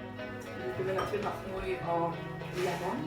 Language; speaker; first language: Welsh; non-native, learner; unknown